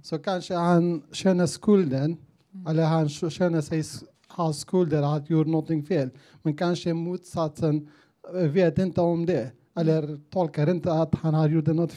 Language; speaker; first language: Swedish; non-native, learner; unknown